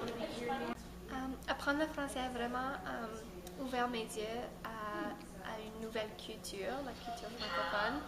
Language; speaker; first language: French; non-native, local second language; English